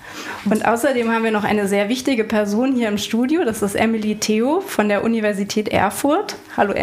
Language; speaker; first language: German; native; German